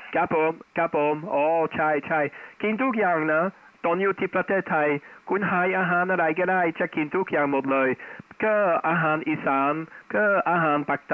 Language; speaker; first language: Thai; non-native, fluent; Dutch